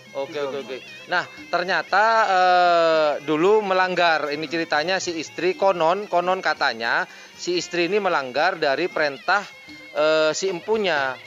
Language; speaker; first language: Indonesian; non-native, local second language; Madurese